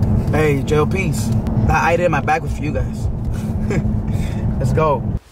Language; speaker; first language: English; early bilingual, other home language; Spanish